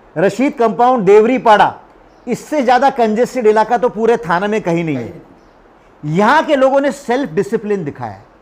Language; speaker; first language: Hindi; non-native, local second language; Marathi